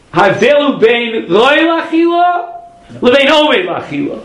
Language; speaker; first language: Hebrew; non-native, fluent; English